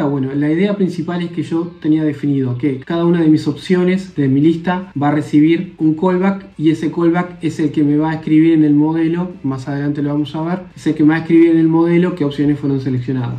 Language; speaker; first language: Spanish; native; Spanish